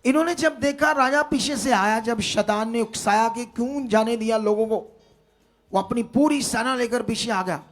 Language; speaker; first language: Hindi; non-native, local second language; Punjabi